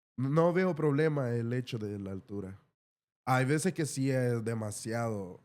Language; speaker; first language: Spanish; native; Spanish